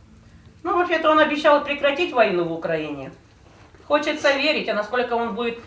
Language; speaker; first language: Russian; native; Russian